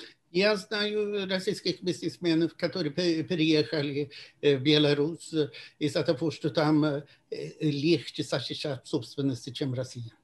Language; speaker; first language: Russian; non-native, fluent; Swedish